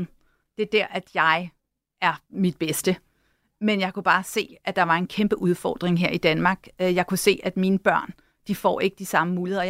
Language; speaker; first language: Danish; native; Danish